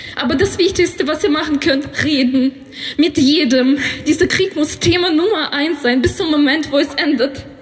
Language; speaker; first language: German; non-native, fluent; Ukrainian